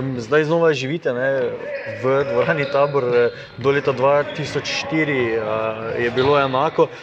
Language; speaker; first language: Slovenian; native; Slovenian